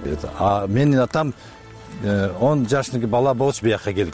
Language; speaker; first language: Kyrgyz; non-native, local second language; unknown